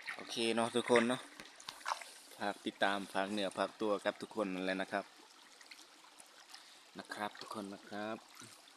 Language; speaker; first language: Thai; non-native, local second language; Lao